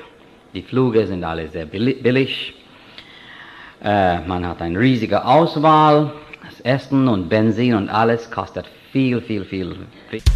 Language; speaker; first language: German; non-native, fluent; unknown